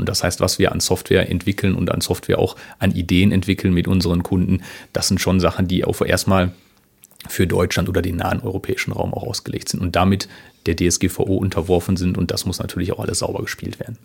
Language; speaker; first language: German; native; German